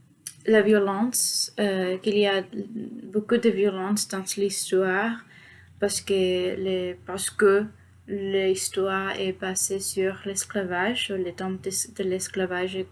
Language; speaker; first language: French; non-native, learner; Spanish